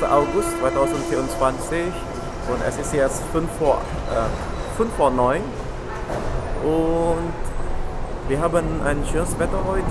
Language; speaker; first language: German; non-native, fluent; Indonesian